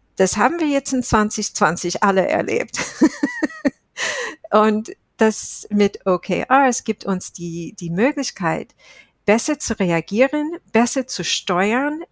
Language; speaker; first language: German; non-native, fluent; English